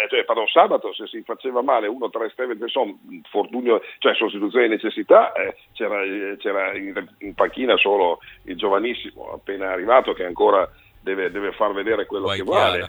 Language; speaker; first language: Italian; native; Italian